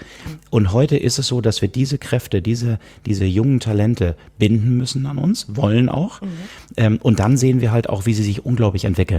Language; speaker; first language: German; native; German